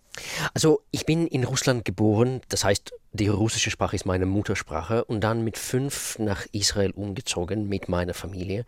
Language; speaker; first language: German; non-native, fluent; Russian